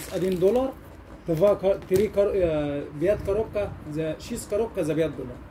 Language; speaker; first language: Russian; non-native, learner; Arabic